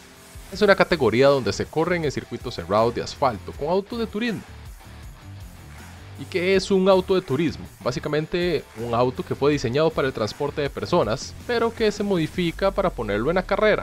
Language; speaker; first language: Spanish; native; Spanish